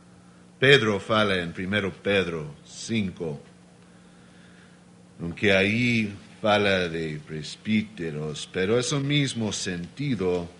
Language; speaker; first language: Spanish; non-native, learner; Portuguese